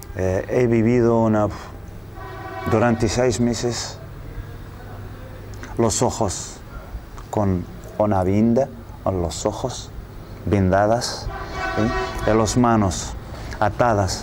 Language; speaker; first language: Spanish; non-native, fluent; Arabic